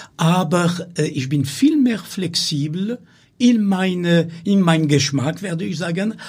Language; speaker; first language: German; non-native, learner; French